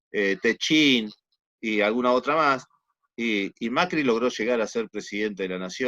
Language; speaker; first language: Spanish; native; Spanish